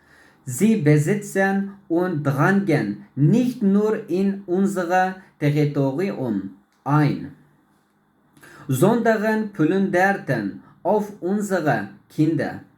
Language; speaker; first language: German; non-native, learner; Uyghur